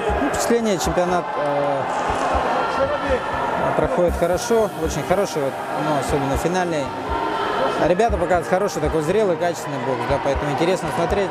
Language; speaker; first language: Russian; native; Russian